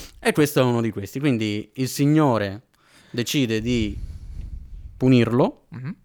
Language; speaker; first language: Italian; native; Italian